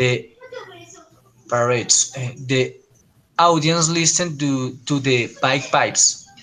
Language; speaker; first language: English; non-native, learner; Spanish